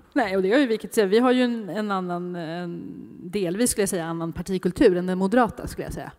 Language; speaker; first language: Swedish; native; Swedish